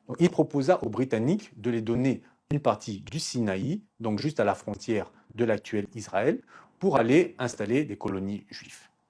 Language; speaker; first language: French; non-native, local second language; Lingala